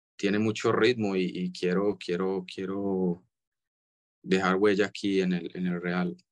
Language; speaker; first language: Spanish; native; Spanish